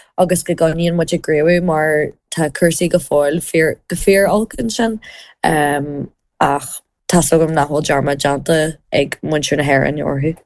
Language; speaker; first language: Irish; native; Irish